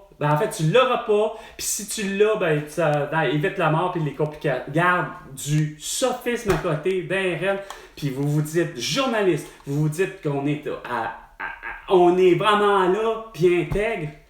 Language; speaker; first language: French; native; French